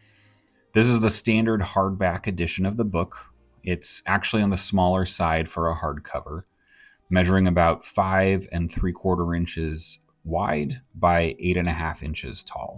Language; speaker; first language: English; native; English